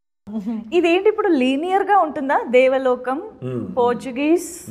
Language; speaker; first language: Telugu; native; Telugu